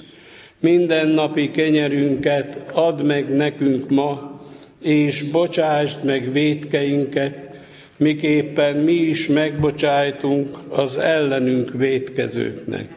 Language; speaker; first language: Hungarian; native; Hungarian